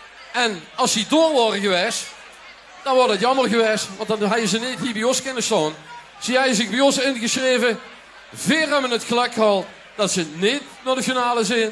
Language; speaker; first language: Dutch; native; Dutch